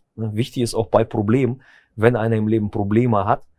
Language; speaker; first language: German; early bilingual, other home language; Russian